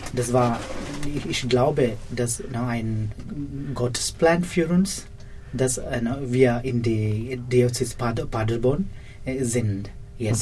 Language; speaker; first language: German; non-native, learner; Malayalam